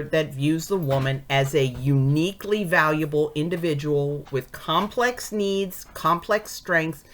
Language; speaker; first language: English; native; English